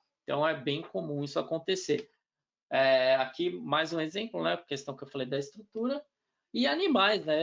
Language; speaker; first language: Portuguese; native; Portuguese